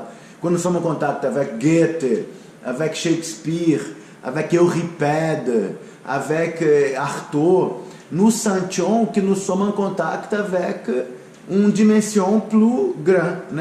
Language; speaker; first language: French; non-native, learner; Portuguese